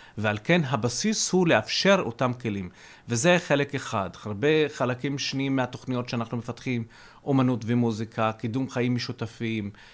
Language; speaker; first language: Hebrew; non-native, local second language; Arabic